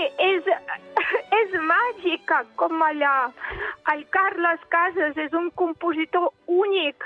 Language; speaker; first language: Catalan; non-native, fluent; Russian